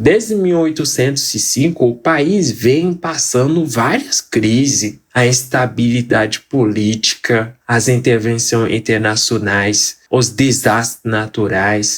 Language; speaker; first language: Portuguese; non-native, fluent; Haitian Creole